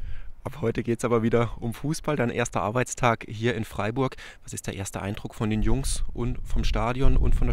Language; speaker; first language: German; native; German